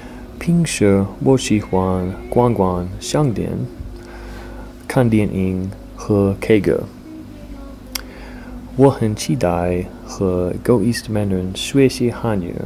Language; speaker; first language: Chinese; non-native, learner; English